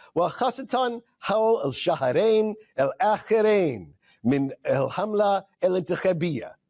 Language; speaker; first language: Arabic; non-native, fluent; English